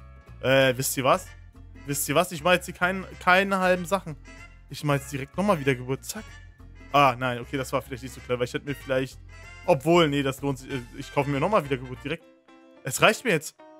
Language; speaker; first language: German; native; German